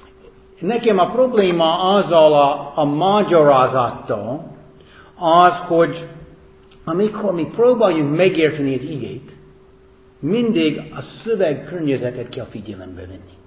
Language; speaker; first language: Hungarian; non-native, fluent; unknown